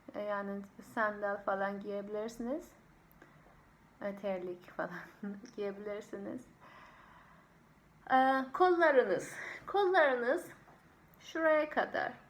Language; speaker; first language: Turkish; non-native, fluent; Persian